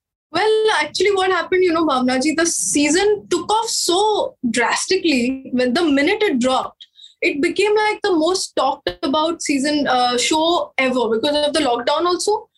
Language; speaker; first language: English; non-native, local second language; Marathi